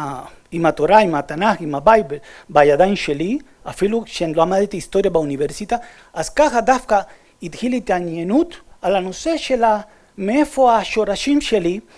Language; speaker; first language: Hebrew; non-native, fluent; Spanish